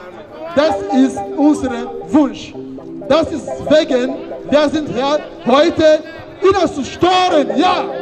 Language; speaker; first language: German; non-native, fluent; Igbo